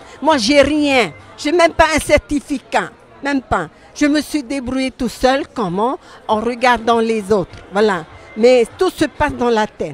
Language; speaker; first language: French; non-native, local second language; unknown